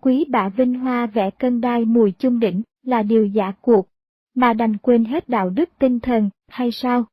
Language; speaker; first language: Vietnamese; native; Vietnamese